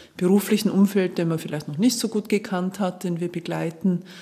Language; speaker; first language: German; native; German